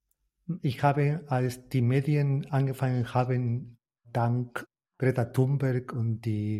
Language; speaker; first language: German; non-native, fluent; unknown